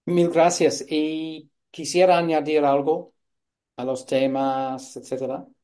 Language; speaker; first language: Spanish; non-native, fluent; English